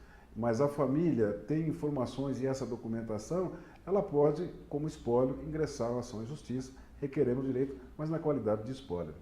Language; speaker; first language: Portuguese; native; Portuguese